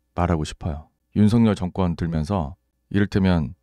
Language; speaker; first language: Korean; native; Korean